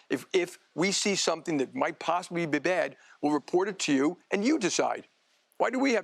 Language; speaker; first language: English; native; English